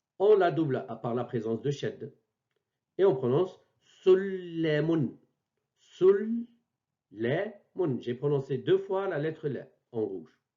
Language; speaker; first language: French; non-native, local second language; Arabic